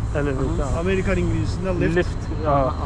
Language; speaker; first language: Turkish; non-native, learner; English